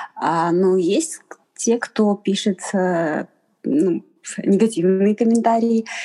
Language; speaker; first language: Russian; non-native, fluent; Chinese